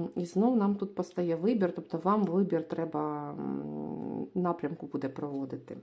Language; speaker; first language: Ukrainian; non-native, local second language; Russian